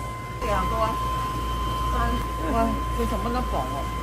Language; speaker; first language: Chinese; non-native, local second language; Cantonese